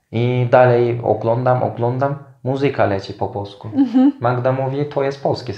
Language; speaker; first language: Polish; non-native, fluent; Turkish